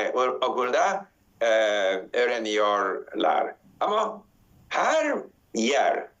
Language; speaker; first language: Turkish; non-native, learner; English